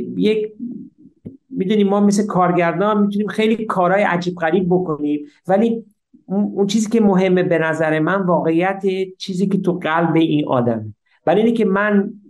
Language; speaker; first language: Persian; early bilingual, heritage; Persian